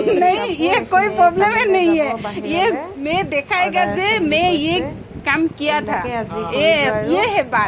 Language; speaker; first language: Hindi; non-native, local second language; Assamese